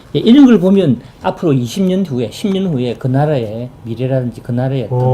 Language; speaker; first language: Korean; native; Korean